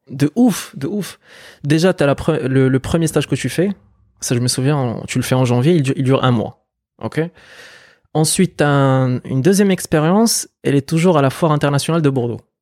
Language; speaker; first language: French; non-native, local second language; Arabic